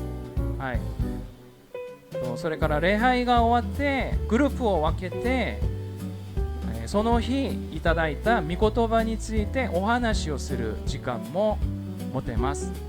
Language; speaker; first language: Japanese; non-native, fluent; Korean